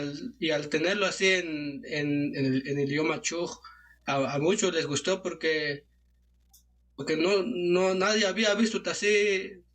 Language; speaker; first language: Spanish; non-native, local second language; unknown